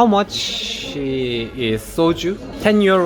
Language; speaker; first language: English; non-native, learner; Korean